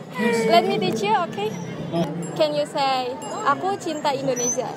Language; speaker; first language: English; non-native, learner; Indonesian